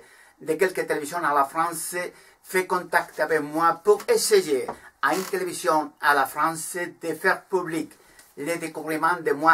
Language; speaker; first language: French; non-native, learner; Spanish